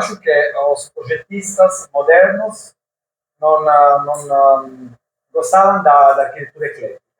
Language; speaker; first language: Portuguese; non-native, learner; Italian